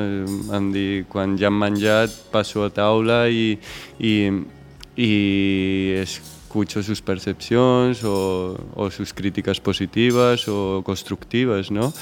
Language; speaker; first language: Catalan; non-native, local second language; Spanish